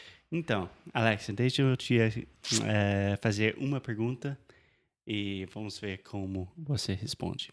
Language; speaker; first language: Portuguese; non-native, fluent; English